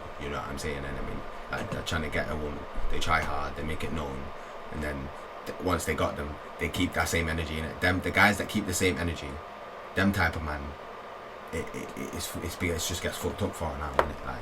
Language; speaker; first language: English; native; English